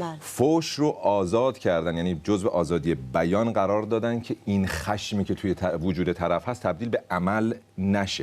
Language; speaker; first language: Persian; native; Persian